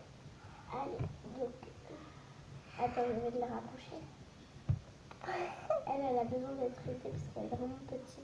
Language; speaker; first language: French; native; French